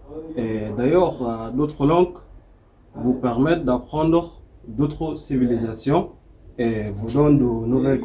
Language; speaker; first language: French; non-native, learner; Arabic